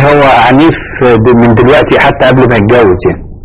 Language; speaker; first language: Arabic; native; Arabic